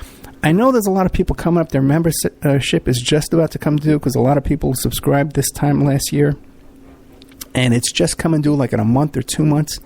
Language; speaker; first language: English; native; English